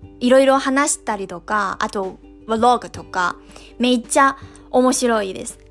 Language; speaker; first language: Japanese; non-native, fluent; Chinese